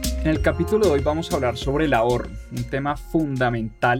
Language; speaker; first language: Spanish; native; Spanish